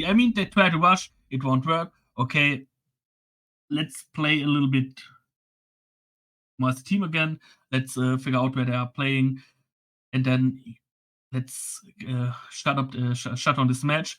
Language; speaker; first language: English; non-native, fluent; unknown